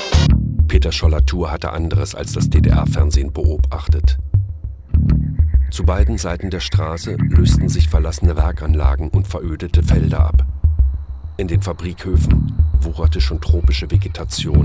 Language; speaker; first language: German; native; German